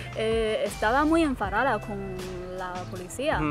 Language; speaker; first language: Spanish; non-native, learner; Chinese